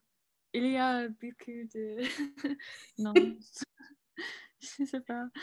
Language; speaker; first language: French; non-native, learner; English